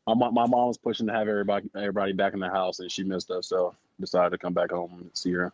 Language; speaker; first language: English; native; English